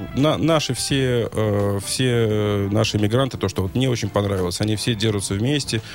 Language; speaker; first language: Russian; native; Russian